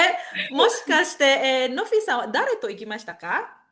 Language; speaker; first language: Japanese; non-native, fluent; Indonesian